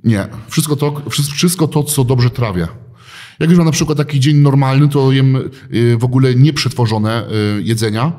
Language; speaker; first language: Polish; early bilingual, heritage; Polish